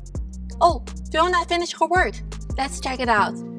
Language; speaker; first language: English; non-native, fluent; Chinese